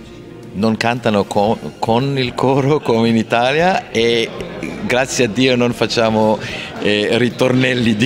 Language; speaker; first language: Italian; non-native, fluent; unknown